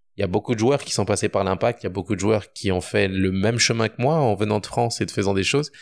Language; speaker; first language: French; native; French